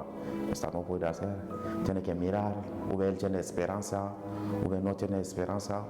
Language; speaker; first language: Spanish; non-native, learner; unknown